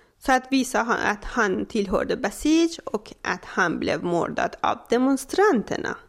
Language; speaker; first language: Swedish; non-native, fluent; Persian